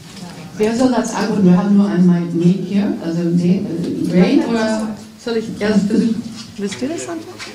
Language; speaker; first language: German; non-native, fluent; English